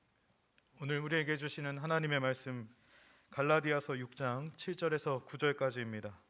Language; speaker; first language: Korean; native; Korean